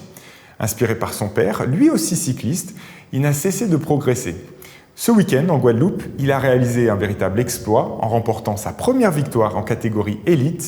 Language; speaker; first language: French; native; French